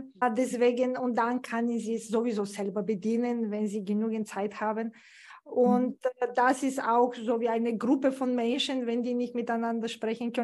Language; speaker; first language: German; non-native, fluent; Bulgarian